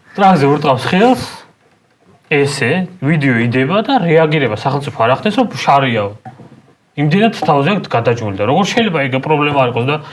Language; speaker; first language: Georgian; non-native, local second language; Armenian